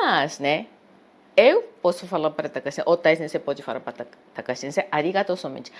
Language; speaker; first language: Portuguese; non-native, fluent; Japanese